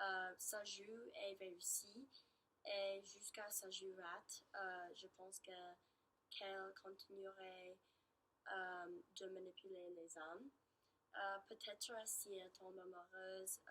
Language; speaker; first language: French; non-native, learner; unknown